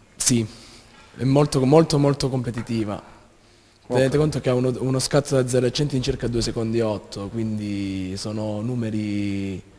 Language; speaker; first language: Italian; native; Italian